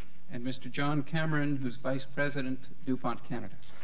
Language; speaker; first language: English; native; English